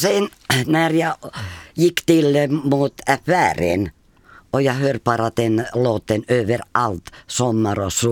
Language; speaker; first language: Swedish; non-native, fluent; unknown